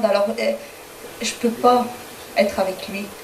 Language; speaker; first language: French; non-native, learner; Spanish